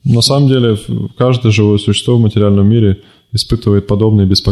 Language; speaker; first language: Russian; native; Russian